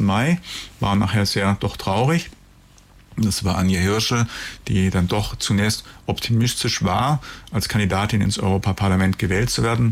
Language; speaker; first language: German; native; German